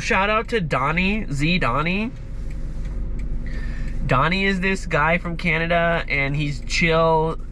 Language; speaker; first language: English; native; English